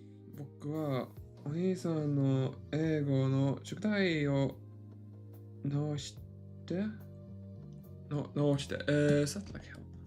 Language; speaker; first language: Japanese; non-native, learner; English